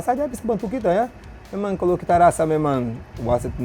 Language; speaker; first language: Indonesian; non-native, fluent; Portuguese